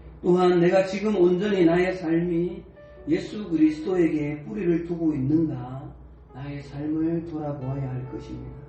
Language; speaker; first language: Korean; native; Korean